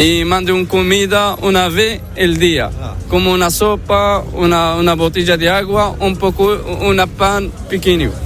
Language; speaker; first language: Spanish; non-native, learner; Arabic